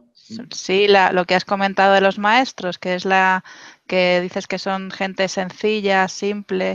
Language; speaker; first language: Spanish; native; Spanish